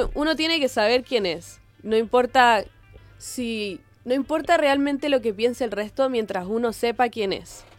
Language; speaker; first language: Spanish; native; Spanish